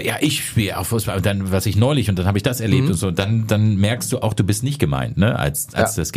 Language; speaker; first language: German; native; German